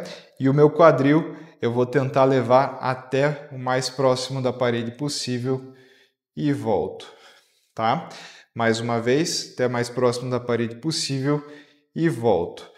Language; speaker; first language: Portuguese; native; Portuguese